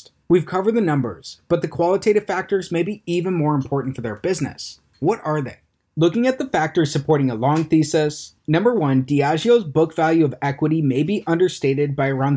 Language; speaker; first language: English; native; English